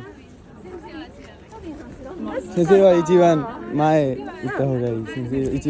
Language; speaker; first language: Japanese; non-native, learner; Bangla